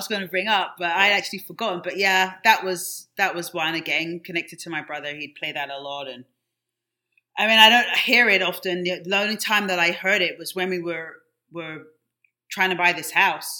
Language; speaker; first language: English; native; English